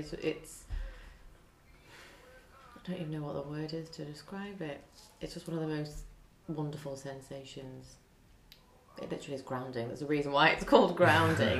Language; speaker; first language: English; native; English